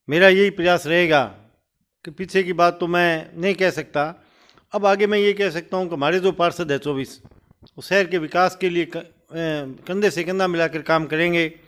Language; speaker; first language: Hindi; native; Hindi